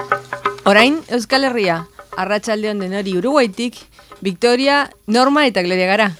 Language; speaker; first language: Basque; non-native, learner; Spanish